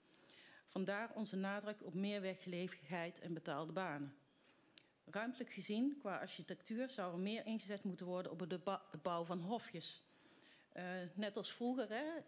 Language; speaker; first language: Dutch; native; Dutch